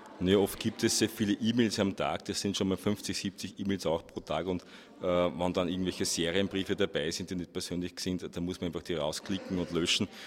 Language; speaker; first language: German; native; German